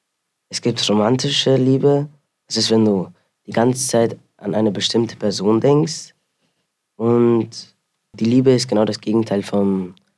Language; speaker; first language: German; early bilingual, other home language; Spanish